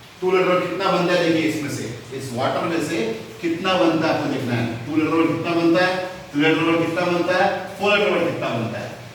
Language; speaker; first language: Hindi; non-native, local second language; Konkani